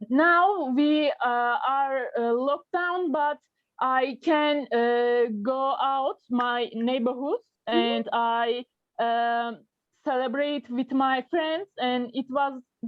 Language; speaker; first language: English; non-native, learner; Turkish